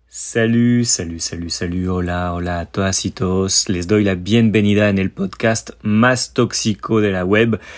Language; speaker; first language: Spanish; non-native, fluent; French